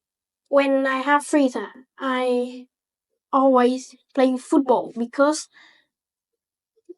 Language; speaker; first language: English; non-native, learner; Vietnamese